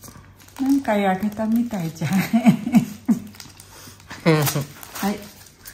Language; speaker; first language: Japanese; early bilingual, heritage; Japanese